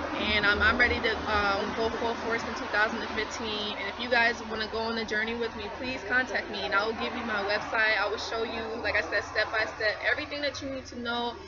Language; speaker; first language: English; native; English